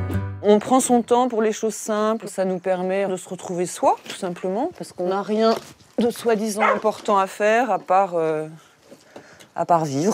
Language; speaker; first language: French; native; French